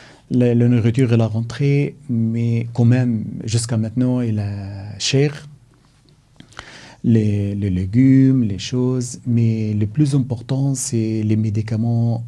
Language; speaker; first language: French; non-native, learner; Arabic